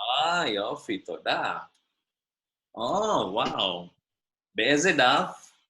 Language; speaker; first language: Hebrew; non-native, fluent; Indonesian